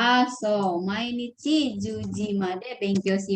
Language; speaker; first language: Japanese; non-native, fluent; Indonesian